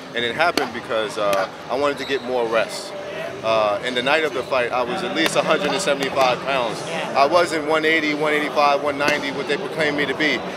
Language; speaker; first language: English; native; English